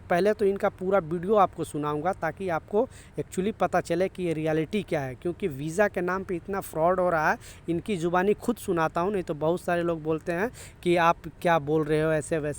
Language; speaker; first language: Hindi; native; Hindi